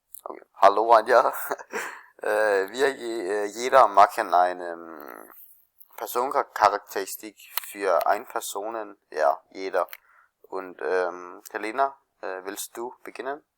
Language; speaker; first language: German; non-native, learner; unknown